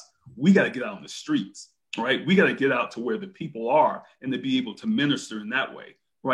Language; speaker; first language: English; native; English